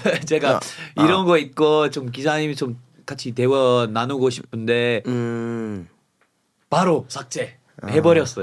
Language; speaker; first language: Korean; non-native, fluent; English